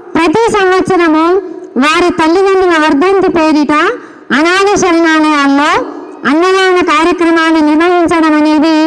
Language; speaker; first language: Telugu; native; Telugu